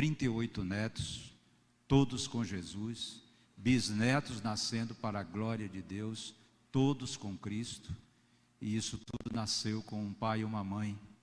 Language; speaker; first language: Portuguese; native; Portuguese